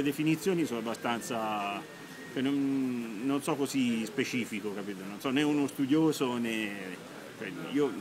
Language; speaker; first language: Italian; native; Italian